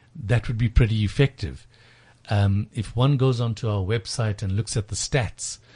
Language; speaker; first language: English; native; English